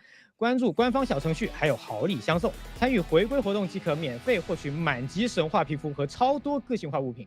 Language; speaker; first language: Chinese; native; Chinese